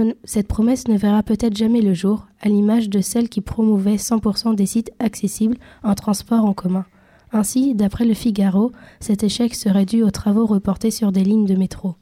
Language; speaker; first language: French; native; French